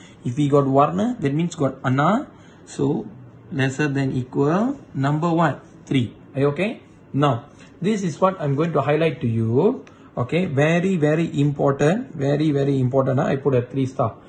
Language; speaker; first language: English; non-native, local second language; Malay